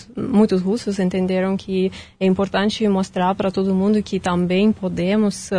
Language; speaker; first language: Portuguese; non-native, fluent; Russian